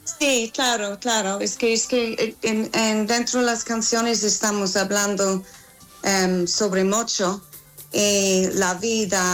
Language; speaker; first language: Spanish; non-native, learner; English